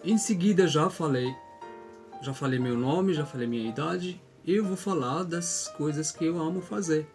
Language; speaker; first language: Portuguese; non-native, fluent; Arabic